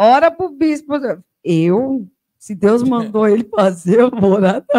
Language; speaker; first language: Portuguese; native; Portuguese